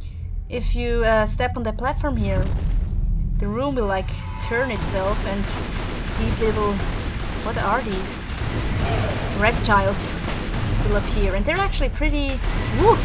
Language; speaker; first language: English; non-native, fluent; German